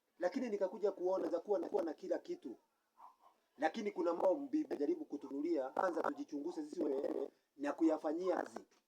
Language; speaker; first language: Swahili; non-native, local second language; Kikuyu